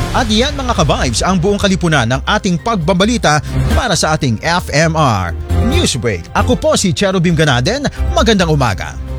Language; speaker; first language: Filipino; native; Filipino